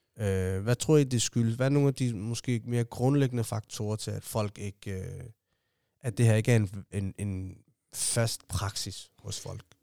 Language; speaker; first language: Danish; early bilingual, other home language; Somali